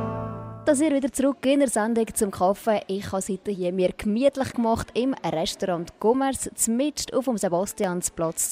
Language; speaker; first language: German; native; German